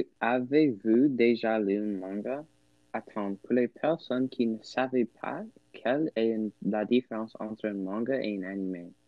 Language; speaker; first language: French; non-native, learner; English